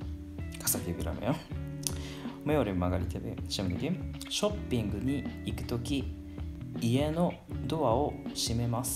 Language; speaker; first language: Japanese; non-native, learner; Georgian